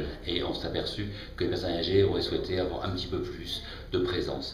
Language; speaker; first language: French; native; French